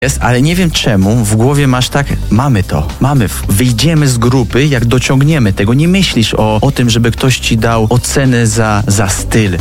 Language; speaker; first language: Polish; non-native, fluent; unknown